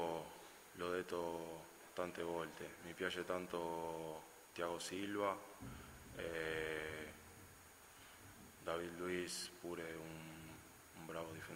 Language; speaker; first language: Italian; non-native, fluent; Spanish